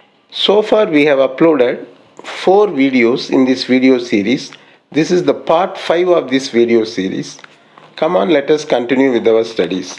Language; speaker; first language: English; non-native, local second language; Tamil